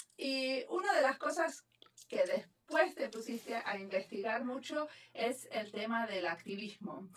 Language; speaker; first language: Spanish; native; Spanish